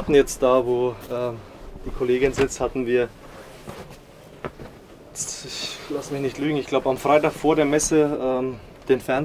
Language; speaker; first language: German; native; German